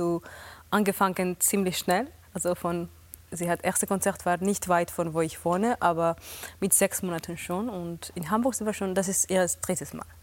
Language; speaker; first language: German; non-native, fluent; Georgian